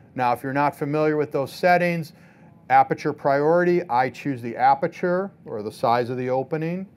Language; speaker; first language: English; native; English